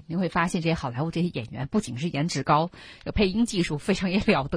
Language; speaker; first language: Chinese; native; Chinese